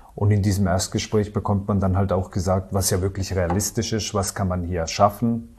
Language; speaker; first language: German; native; German